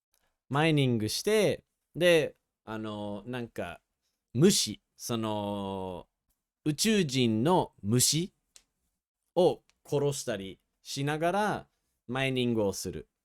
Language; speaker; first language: Japanese; non-native, fluent; English